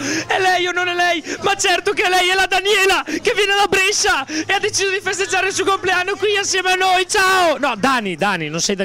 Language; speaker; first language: Italian; native; Italian